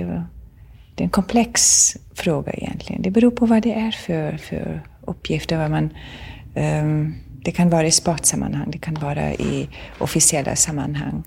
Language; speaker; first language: Swedish; non-native, fluent; German